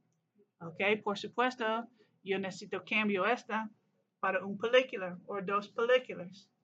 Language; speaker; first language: Spanish; non-native, learner; English